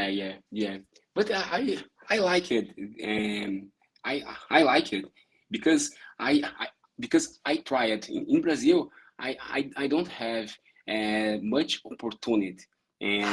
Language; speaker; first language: English; non-native, learner; Portuguese